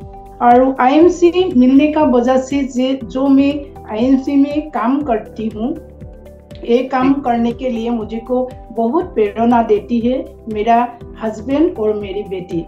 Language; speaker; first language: Hindi; non-native, local second language; Assamese